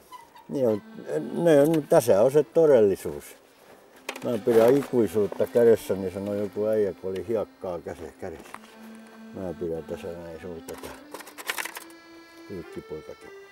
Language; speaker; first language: Finnish; native; Finnish